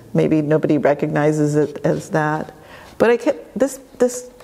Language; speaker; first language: English; native; English